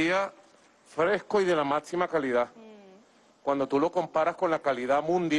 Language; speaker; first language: Spanish; native; Spanish